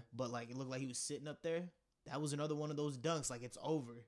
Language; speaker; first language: English; native; English